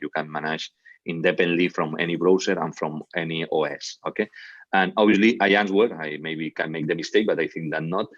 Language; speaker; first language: English; non-native, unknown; Catalan